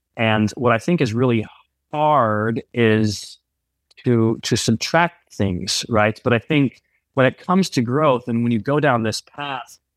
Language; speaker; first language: English; native; English